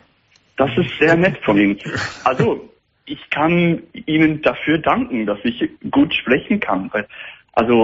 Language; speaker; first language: German; non-native, fluent; English